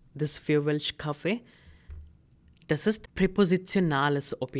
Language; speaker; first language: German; non-native, fluent; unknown